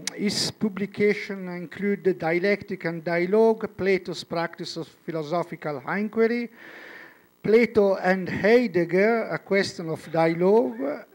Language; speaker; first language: English; non-native, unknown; Italian